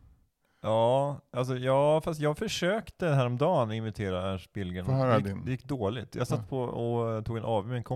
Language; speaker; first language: Swedish; native; Swedish